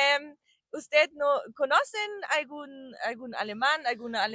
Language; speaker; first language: Spanish; non-native, learner; German